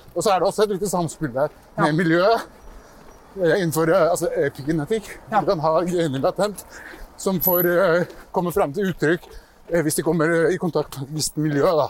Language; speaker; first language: Norwegian; early bilingual, other home language; Persian